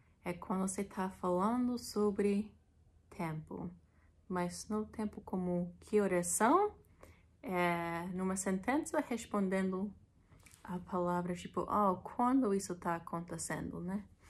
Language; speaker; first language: Portuguese; non-native, fluent; English